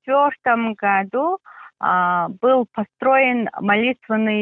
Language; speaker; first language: Russian; non-native, fluent; Mongolian